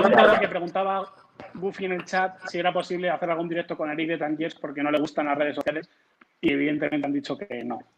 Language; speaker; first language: Spanish; native; Spanish